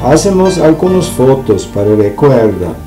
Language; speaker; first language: Spanish; non-native, learner; German